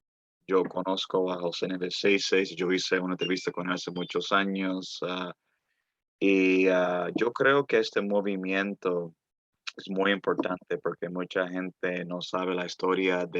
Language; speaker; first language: Spanish; early bilingual, heritage; Spanish